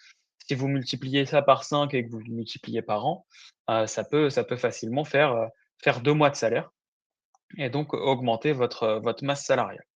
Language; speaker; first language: French; native; French